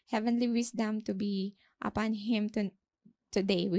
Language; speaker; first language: English; non-native, local second language; Hiligaynon